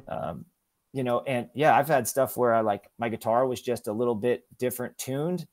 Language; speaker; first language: English; native; English